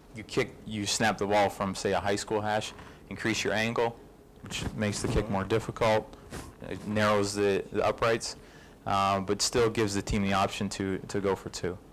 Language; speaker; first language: English; native; English